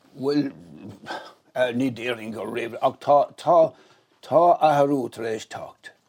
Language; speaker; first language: Irish; native; Irish